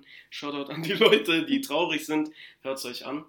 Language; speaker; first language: German; native; German